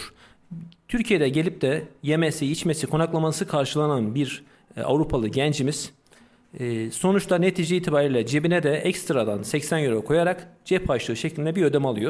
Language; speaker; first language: Turkish; native; Turkish